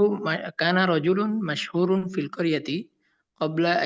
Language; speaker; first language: Arabic; non-native, learner; Bangla